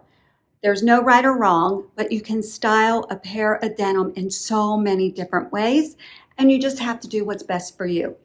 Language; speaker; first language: English; native; English